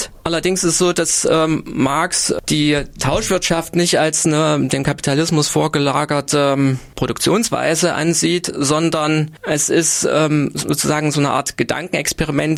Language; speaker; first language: German; native; German